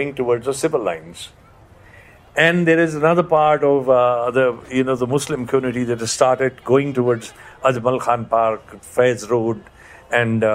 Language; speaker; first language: English; non-native, local second language; Punjabi